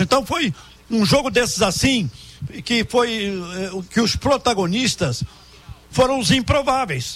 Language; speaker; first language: Portuguese; native; Portuguese